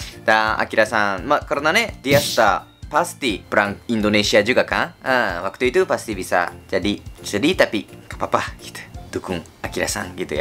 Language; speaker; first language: Indonesian; non-native, fluent; Japanese